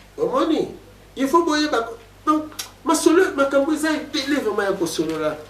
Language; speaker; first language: Lingala; non-native, local second language; Kongo